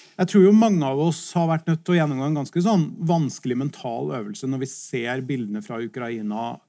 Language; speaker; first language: Norwegian; native; Norwegian